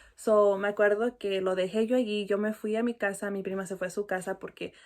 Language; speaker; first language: Spanish; early bilingual, heritage; Spanish